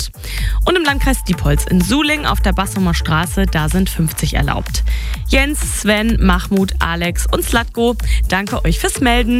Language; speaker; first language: German; native; German